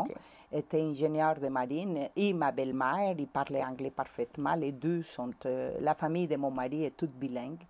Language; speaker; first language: French; non-native, fluent; Spanish